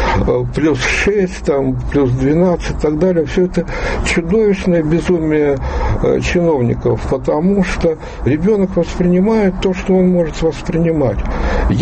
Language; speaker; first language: Russian; native; Russian